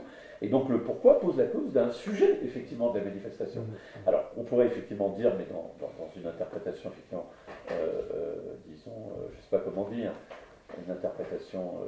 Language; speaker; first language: French; native; French